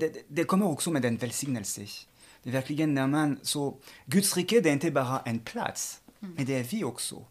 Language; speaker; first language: Swedish; non-native, fluent; French